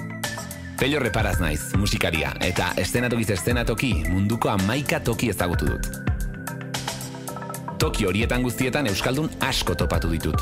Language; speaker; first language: Basque; native; Basque